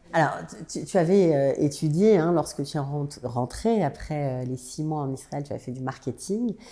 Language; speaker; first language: French; native; French